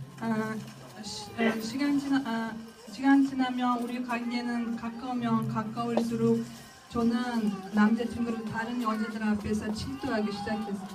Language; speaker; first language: Korean; non-native, learner; Russian